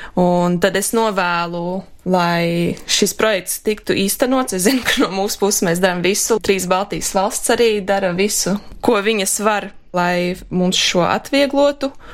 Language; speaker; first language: Latvian; early bilingual, heritage; Latvian